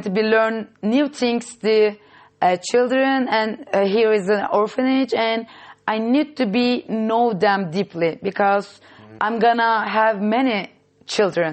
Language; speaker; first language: English; non-native, fluent; Turkish